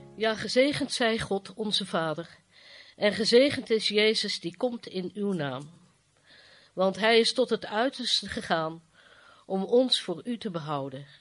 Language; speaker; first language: Dutch; native; Dutch